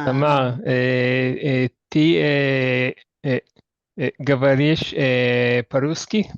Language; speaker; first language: Russian; non-native, learner; Hebrew